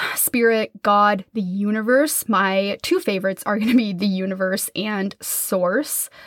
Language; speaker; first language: English; native; English